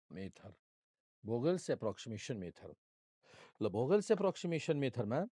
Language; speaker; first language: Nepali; non-native, local second language; Maithili